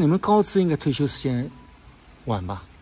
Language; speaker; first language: Chinese; native; Chinese